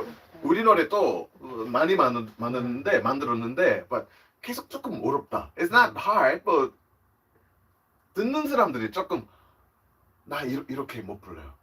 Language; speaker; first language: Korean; non-native, learner; English